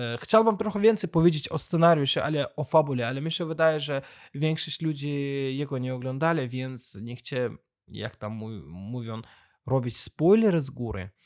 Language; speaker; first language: Polish; non-native, fluent; Azerbaijani